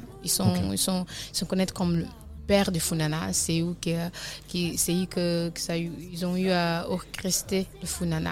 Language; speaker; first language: French; non-native, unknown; Kabuverdianu